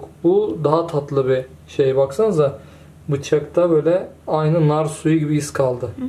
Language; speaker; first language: Turkish; native; Turkish